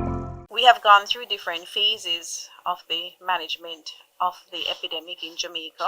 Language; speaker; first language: English; native; English